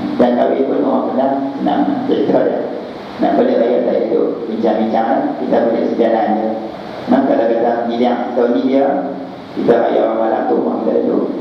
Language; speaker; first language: Malay; native; Malay